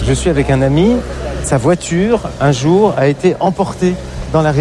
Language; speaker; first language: French; native; French